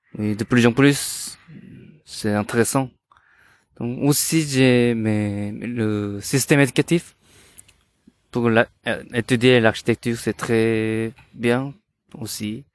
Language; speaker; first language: French; non-native, learner; Korean